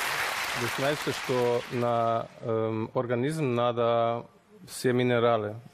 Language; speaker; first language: Russian; non-native, learner; German